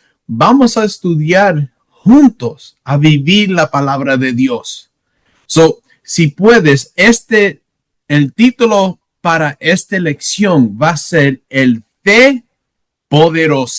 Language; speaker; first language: Spanish; non-native, learner; English